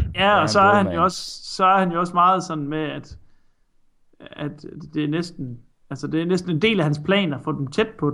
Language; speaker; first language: Danish; native; Danish